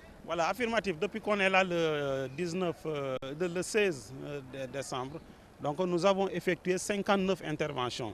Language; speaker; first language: French; non-native, local second language; Wolof